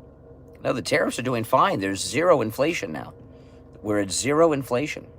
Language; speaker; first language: English; native; English